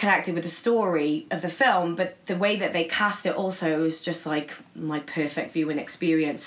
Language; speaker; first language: English; native; English